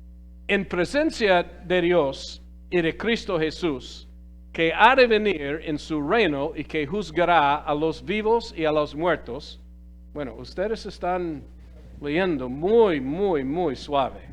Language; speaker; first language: Spanish; non-native, fluent; English